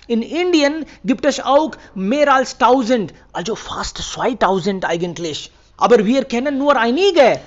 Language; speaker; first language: German; non-native, fluent; Hindi